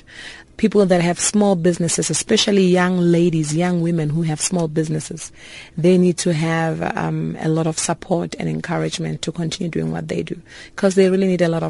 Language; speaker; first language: English; non-native, local second language; Northern Sotho